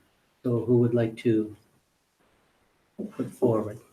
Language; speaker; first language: English; native; English